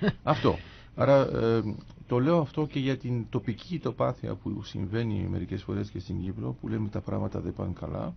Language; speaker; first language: Greek; native; Greek